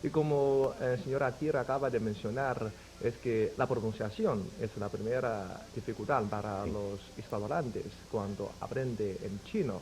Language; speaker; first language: Spanish; non-native, fluent; Chinese